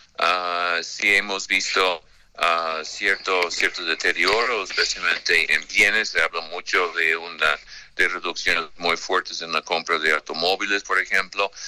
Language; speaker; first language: Spanish; non-native, fluent; English